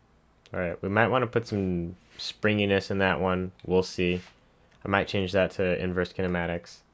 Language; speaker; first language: English; native; English